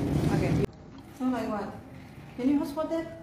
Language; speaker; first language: English; non-native, learner; Indonesian